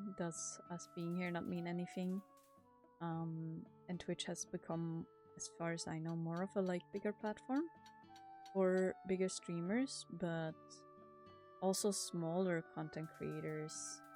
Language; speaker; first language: English; non-native, fluent; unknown